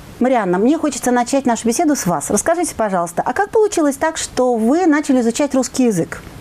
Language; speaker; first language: Russian; native; Russian